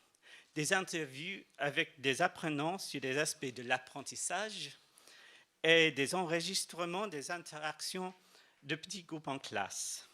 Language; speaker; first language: French; non-native, fluent; English